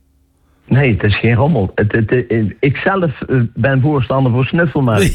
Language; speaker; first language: Dutch; native; Dutch